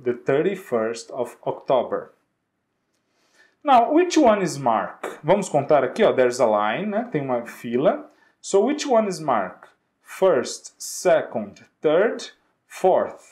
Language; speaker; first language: English; non-native, fluent; Portuguese